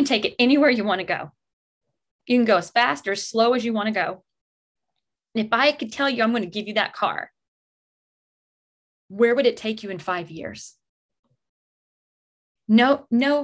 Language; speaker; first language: English; native; English